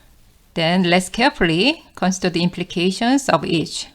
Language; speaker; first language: English; non-native, fluent; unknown